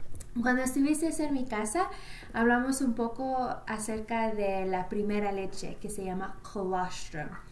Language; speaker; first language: Spanish; early bilingual, heritage; Spanish